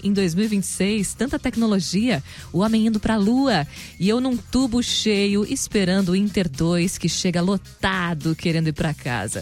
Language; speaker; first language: Portuguese; native; Portuguese